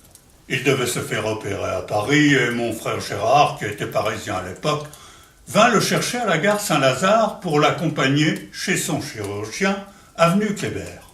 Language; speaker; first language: French; native; French